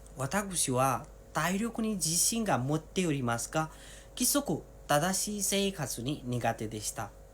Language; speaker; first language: Japanese; non-native, learner; Nepali